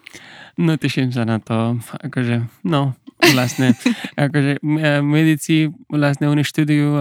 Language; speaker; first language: Slovak; non-native, learner; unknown